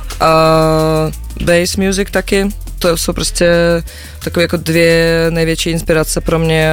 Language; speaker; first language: Czech; non-native, fluent; Russian